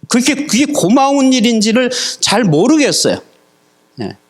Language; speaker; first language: Korean; native; Korean